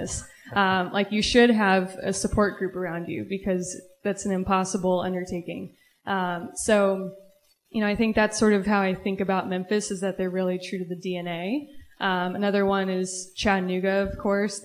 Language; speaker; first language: English; native; English